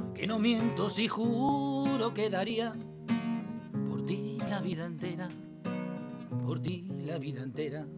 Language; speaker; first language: Spanish; native; Spanish